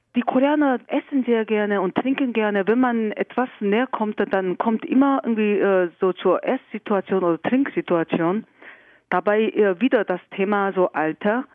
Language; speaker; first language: German; non-native, fluent; Korean